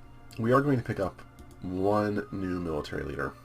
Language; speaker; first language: English; native; English